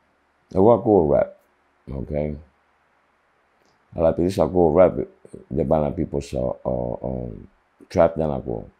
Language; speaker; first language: Greek; early bilingual, heritage; Greek